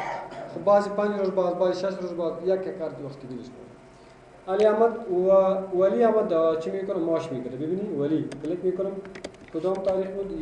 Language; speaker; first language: Persian; non-native, local second language; Pashto